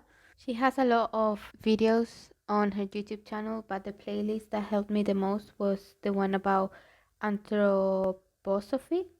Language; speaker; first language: English; non-native, fluent; Spanish